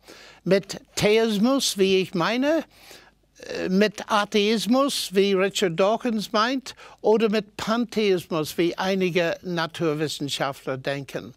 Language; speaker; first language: German; non-native, fluent; English